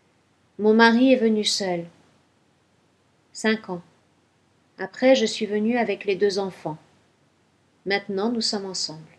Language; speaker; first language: French; non-native, learner; Ukrainian